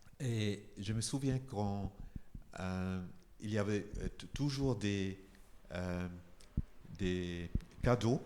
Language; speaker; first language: French; non-native, fluent; Igbo